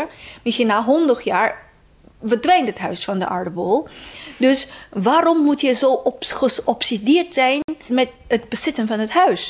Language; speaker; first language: Dutch; non-native, fluent; Chinese